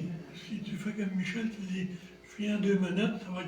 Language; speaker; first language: French; native; French